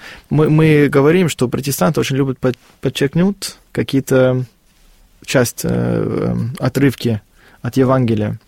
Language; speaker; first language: Russian; non-native, fluent; Afrikaans